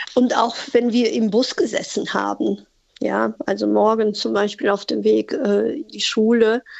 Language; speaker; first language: German; non-native, fluent; Albanian